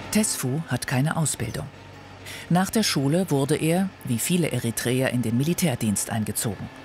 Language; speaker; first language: German; native; German